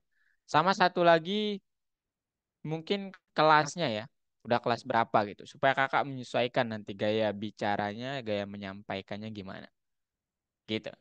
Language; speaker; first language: Indonesian; native; Indonesian